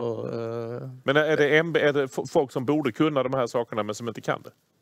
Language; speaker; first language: Swedish; native; Swedish